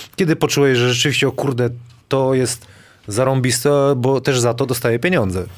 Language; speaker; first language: Polish; native; Polish